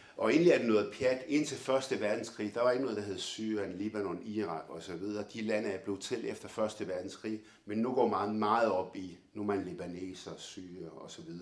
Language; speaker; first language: Danish; early bilingual, other home language; Arabic